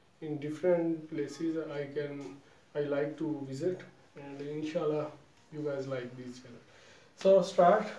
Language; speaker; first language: English; non-native, local second language; Urdu